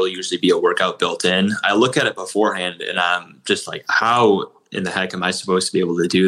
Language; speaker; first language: English; native; English